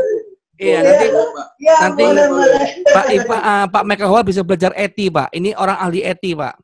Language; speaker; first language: Indonesian; native; Indonesian